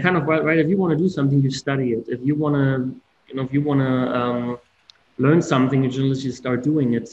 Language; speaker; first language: English; non-native, fluent; German